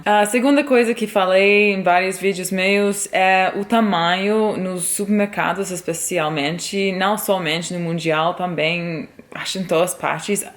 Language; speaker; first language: Portuguese; non-native, fluent; English